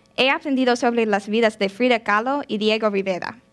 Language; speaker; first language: Spanish; non-native, fluent; English